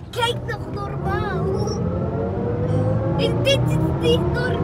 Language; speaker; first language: Turkish; early bilingual, heritage; Turkish